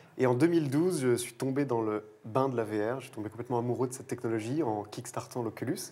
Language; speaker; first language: French; native; French